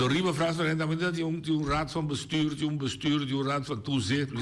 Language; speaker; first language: Dutch; non-native, local second language; Papiamento